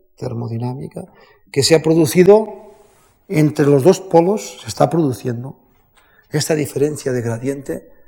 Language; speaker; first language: Spanish; native; Spanish